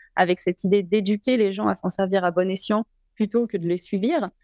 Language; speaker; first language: French; native; French